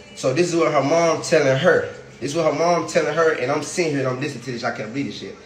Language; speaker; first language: English; native; English